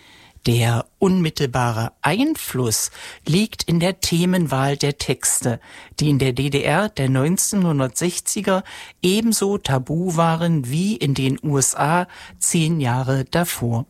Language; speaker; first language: German; native; German